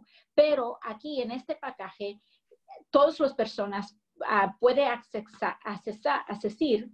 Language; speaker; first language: Spanish; early bilingual, heritage; English